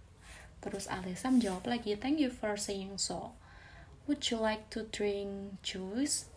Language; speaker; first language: English; non-native, fluent; Indonesian